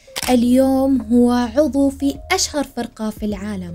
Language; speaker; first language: Arabic; native; Arabic